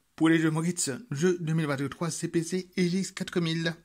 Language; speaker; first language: French; native; French